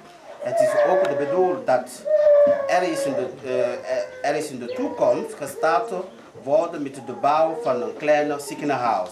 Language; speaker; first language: Dutch; non-native, learner; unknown